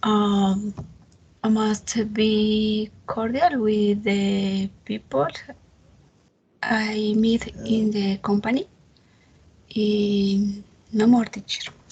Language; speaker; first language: English; non-native, learner; Spanish